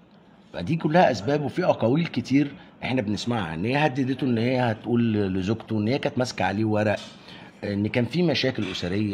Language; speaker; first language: Arabic; native; Arabic